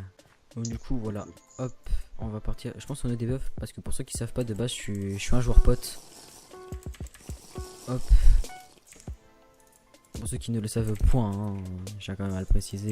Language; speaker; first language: French; native; French